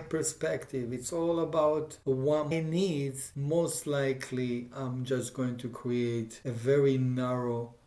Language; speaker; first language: English; non-native, fluent; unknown